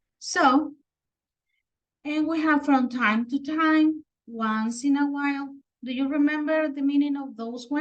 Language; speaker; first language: English; non-native, fluent; Spanish